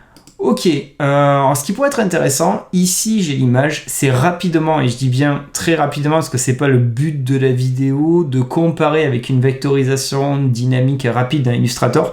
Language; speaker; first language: French; native; French